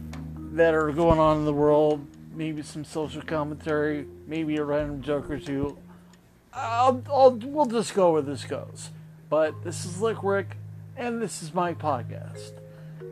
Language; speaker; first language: English; native; English